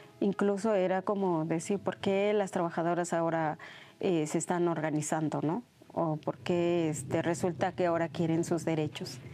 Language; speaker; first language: Spanish; non-native, local second language; Mixtepec Mixtec